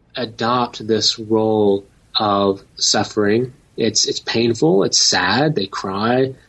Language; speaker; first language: English; native; English